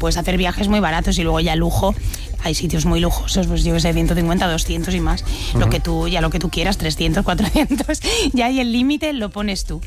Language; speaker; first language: Spanish; native; Spanish